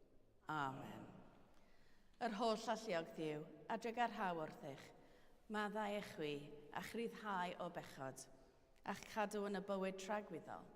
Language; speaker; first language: Welsh; native; Welsh